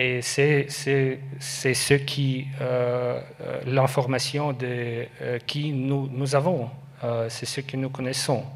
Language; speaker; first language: French; non-native, learner; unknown